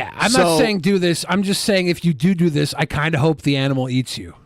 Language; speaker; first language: English; native; English